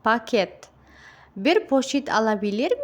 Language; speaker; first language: Turkish; non-native, fluent; Uzbek